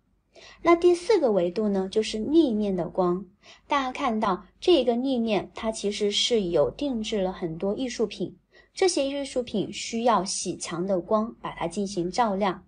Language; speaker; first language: Chinese; native; Chinese